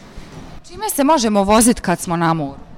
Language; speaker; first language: Serbian; native; Serbian